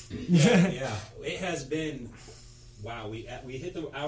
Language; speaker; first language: English; native; English